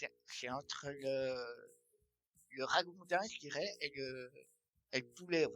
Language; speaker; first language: French; native; French